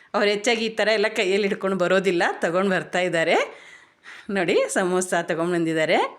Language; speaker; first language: Kannada; native; Kannada